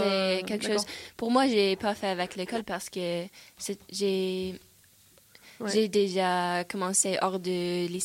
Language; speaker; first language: French; non-native, learner; English